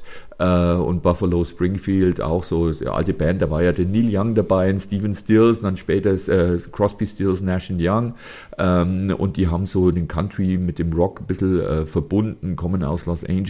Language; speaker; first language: German; native; German